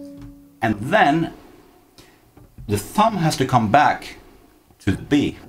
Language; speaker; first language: English; non-native, fluent; Norwegian